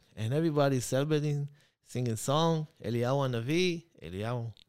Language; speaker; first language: English; non-native, learner; Hebrew